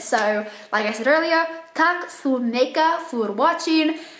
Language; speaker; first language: Swedish; non-native, learner; English